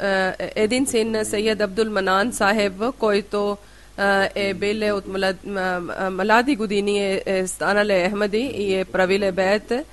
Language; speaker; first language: Bulgarian; non-native, learner; Urdu